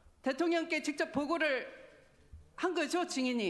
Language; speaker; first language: Korean; native; Korean